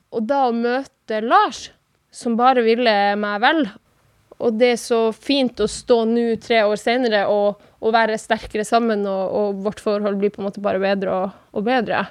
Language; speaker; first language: Norwegian; non-native, local second language; Northern Sami